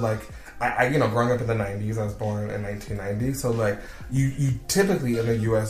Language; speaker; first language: English; native; English